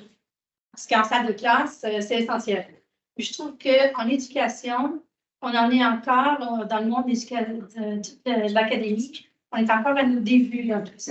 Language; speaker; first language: French; native; French